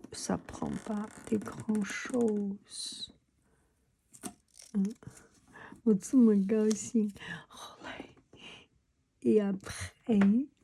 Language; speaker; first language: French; non-native, learner; Chinese